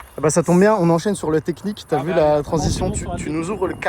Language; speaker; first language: French; native; French